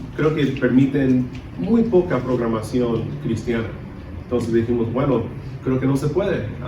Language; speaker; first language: Spanish; early bilingual, other home language; English